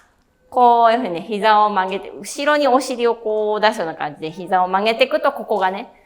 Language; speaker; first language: Japanese; native; Japanese